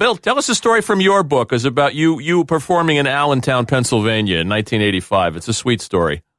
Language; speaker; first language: English; native; English